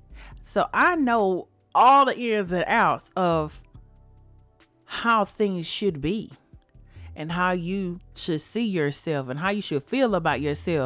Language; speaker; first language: English; native; English